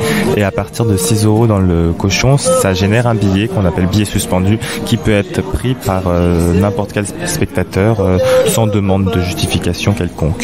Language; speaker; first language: French; native; French